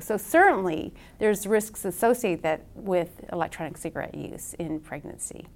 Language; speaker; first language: English; native; English